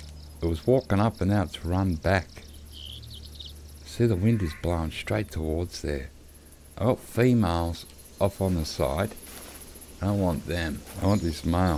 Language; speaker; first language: English; native; English